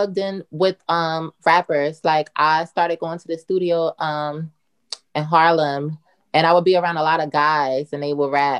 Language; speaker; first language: English; native; English